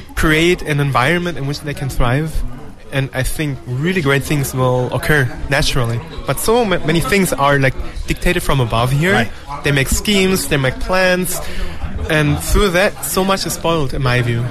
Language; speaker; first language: English; non-native, fluent; German